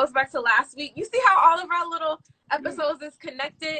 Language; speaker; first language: English; native; English